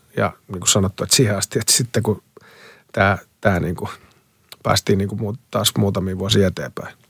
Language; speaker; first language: Finnish; early bilingual, other home language; Spanish